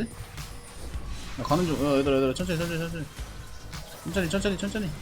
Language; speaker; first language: Korean; native; Korean